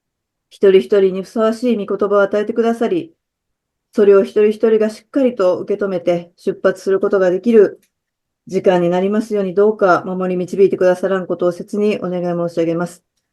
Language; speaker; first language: Japanese; native; Japanese